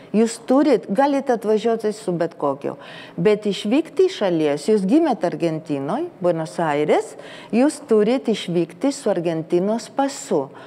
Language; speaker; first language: Lithuanian; early bilingual, heritage; Lithuanian